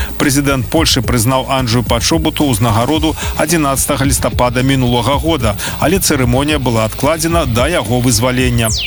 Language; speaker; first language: Belarusian; native; Belarusian